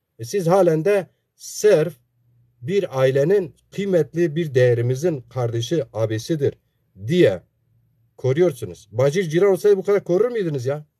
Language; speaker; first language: Turkish; non-native, local second language; Zaza